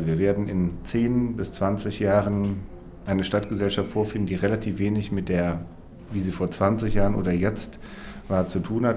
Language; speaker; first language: German; native; German